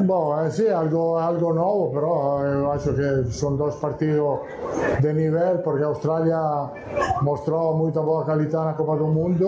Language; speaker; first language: Portuguese; non-native, learner; Italian